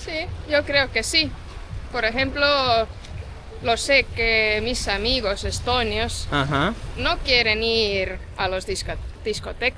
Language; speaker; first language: Spanish; non-native, fluent; Estonian